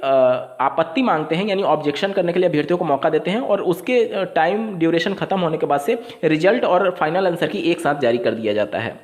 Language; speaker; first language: Hindi; native; Hindi